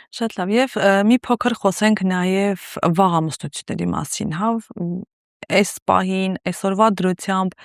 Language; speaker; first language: Armenian; native; Armenian